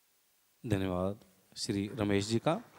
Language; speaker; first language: Hindi; native; Hindi